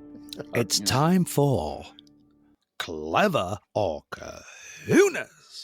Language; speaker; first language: English; native; English